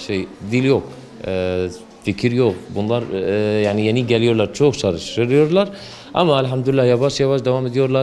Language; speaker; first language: Turkish; non-native, learner; Arabic